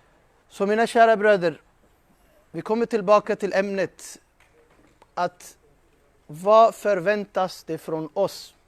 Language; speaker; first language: Swedish; non-native, fluent; Urdu